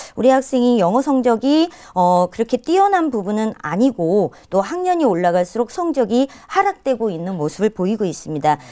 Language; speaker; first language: Korean; native; Korean